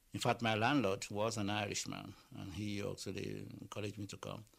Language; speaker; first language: English; non-native, local second language; Yoruba